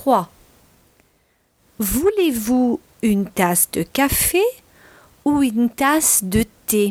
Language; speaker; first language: French; non-native, fluent; English